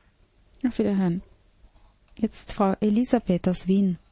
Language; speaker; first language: German; native; German